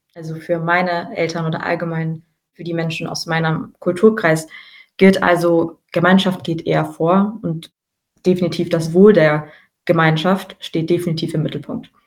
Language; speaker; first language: German; early bilingual, other home language; Tigrinya